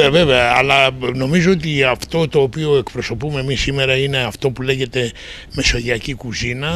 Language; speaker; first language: Greek; native; Greek